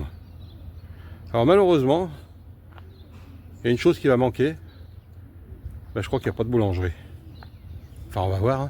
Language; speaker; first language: French; native; French